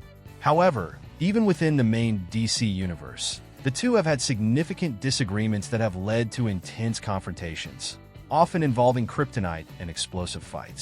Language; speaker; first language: English; native; English